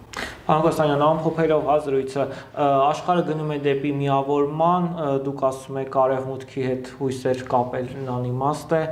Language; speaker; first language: Armenian; native; Armenian